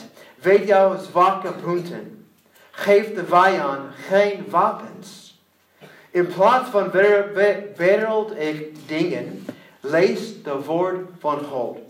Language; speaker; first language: Dutch; non-native, learner; English